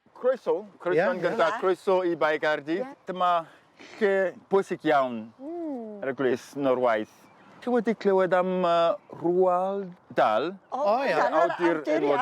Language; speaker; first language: Welsh; non-native, fluent; French